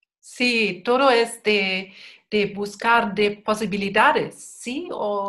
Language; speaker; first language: Spanish; non-native, learner; German